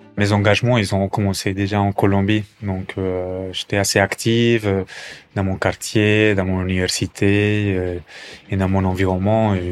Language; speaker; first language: French; non-native, fluent; Spanish